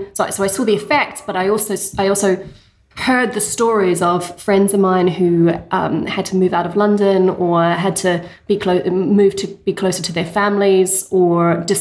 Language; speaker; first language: English; native; English